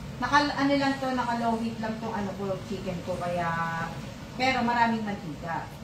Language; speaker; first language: Filipino; non-native, local second language; Cebuano